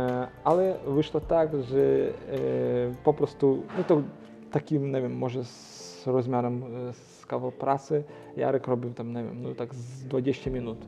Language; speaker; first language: Polish; non-native, local second language; Ukrainian